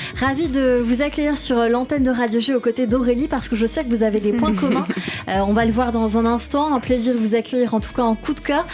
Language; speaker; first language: French; native; French